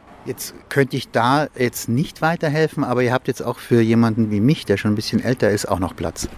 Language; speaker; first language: German; native; German